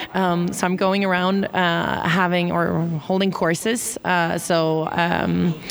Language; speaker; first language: English; non-native, fluent; Swedish